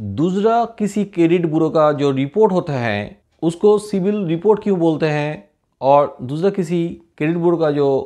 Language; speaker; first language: Hindi; non-native, local second language; Bangla